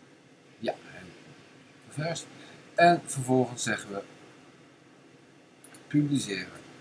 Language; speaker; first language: Dutch; native; Dutch